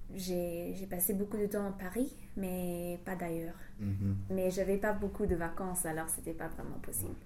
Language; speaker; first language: French; non-native, fluent; English